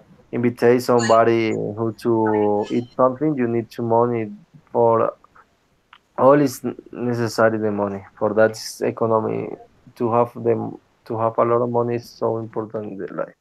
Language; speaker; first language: English; non-native, learner; Spanish